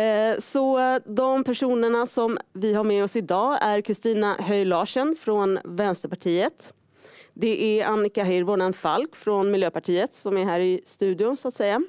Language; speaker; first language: Swedish; native; Swedish